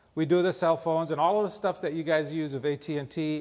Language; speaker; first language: English; non-native, fluent; Arabic